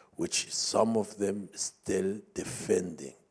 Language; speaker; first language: English; non-native, fluent; Arabic